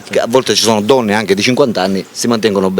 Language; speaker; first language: Italian; native; Italian